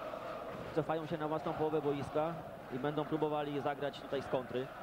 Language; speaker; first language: Polish; native; Polish